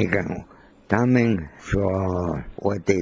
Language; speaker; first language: Chinese; non-native, learner; Spanish